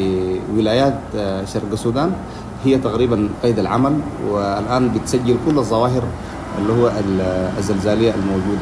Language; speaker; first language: Arabic; native; Arabic